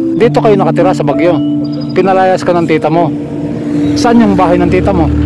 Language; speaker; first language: Filipino; native; Filipino